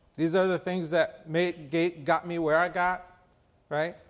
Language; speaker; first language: English; non-native, fluent; Arabic